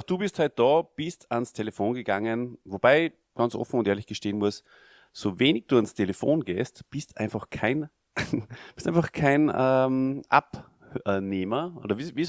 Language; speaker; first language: German; native; German